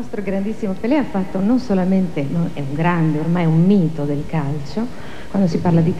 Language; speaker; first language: Italian; native; Italian